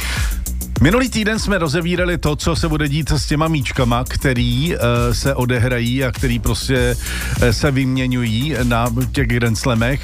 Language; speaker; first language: Czech; native; Czech